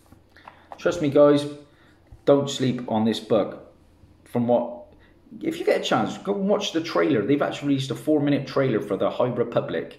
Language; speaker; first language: English; native; English